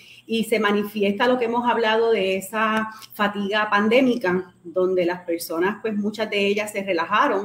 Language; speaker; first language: Spanish; native; Spanish